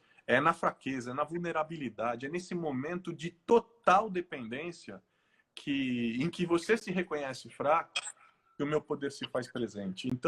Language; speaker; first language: Portuguese; native; Portuguese